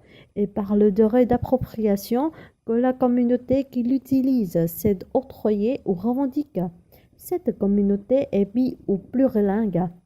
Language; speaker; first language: French; non-native, learner; Vietnamese